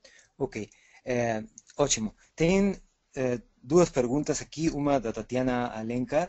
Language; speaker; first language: Portuguese; non-native, fluent; Spanish